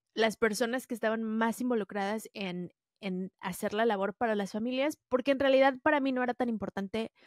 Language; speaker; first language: Spanish; early bilingual, other home language; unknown